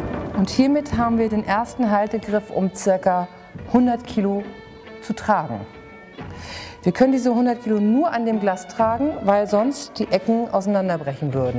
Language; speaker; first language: German; native; German